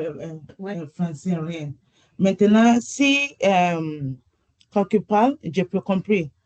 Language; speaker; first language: French; non-native, learner; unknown